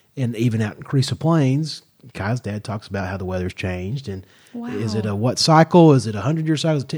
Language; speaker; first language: English; native; English